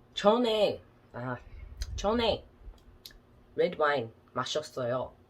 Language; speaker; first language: Korean; non-native, learner; English